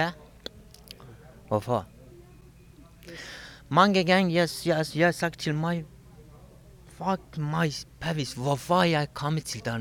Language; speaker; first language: Danish; non-native, learner; Kurdish